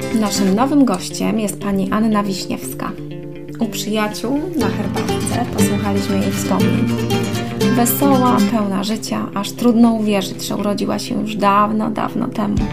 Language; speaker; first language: Polish; native; Polish